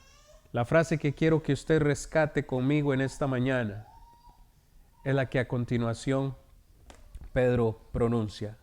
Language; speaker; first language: Spanish; native; Spanish